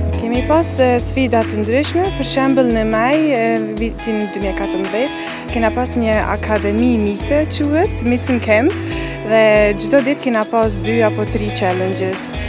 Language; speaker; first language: Albanian; early bilingual, heritage; Albanian